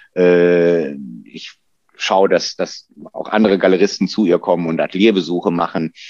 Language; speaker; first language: German; native; German